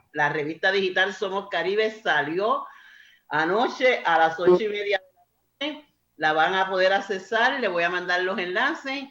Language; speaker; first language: Spanish; native; Spanish